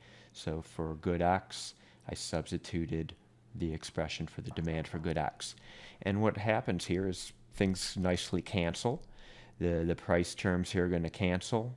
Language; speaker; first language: English; native; English